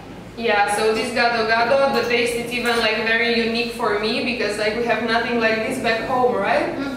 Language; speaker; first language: English; non-native, fluent; Romanian